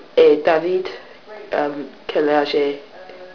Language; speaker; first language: French; non-native, learner; English